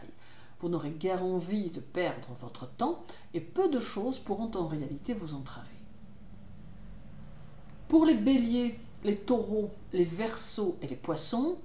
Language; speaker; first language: French; native; French